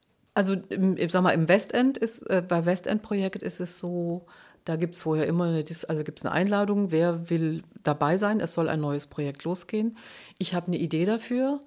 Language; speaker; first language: German; native; German